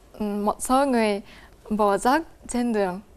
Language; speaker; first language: Vietnamese; non-native, learner; Japanese